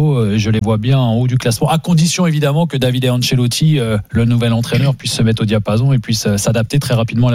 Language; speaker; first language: French; native; French